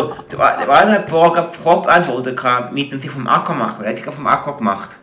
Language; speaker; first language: German; native; German